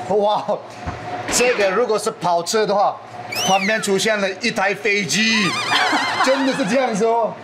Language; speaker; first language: Chinese; non-native, fluent; Turkish